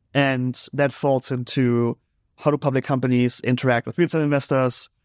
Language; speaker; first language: English; non-native, fluent; German